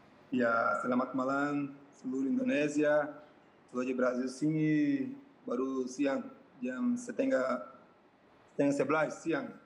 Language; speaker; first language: Indonesian; non-native, fluent; Portuguese